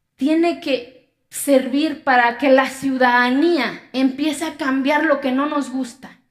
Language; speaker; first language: Spanish; non-native, local second language; Zapotec